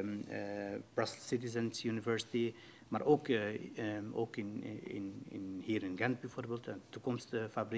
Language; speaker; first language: Dutch; non-native, fluent; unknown